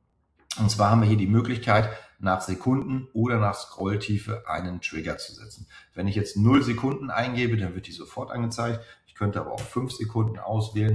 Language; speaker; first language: German; native; German